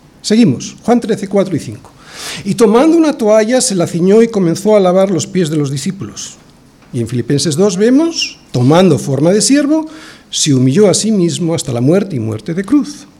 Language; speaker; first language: Spanish; native; Spanish